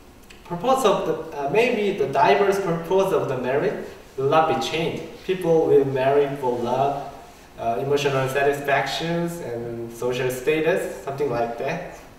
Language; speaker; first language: English; non-native, learner; Korean